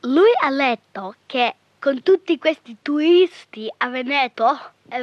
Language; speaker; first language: Italian; non-native, fluent; Russian